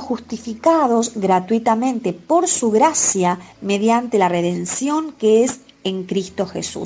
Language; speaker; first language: Spanish; native; Spanish